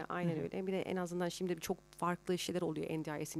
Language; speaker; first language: Turkish; early bilingual, heritage; Turkish